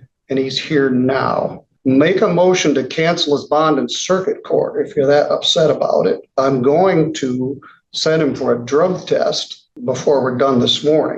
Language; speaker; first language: English; native; English